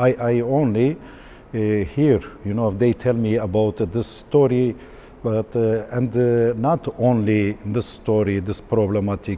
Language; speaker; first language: English; non-native, learner; Turkish